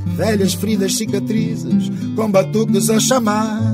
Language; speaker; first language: Portuguese; non-native, local second language; Kabuverdianu